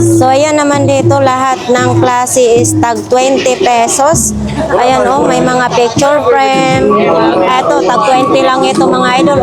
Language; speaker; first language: Filipino; non-native, local second language; Cebuano